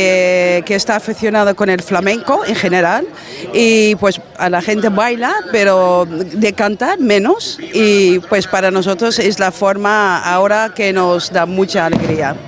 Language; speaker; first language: Spanish; non-native, fluent; Dutch